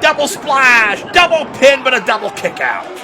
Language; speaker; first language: English; native; English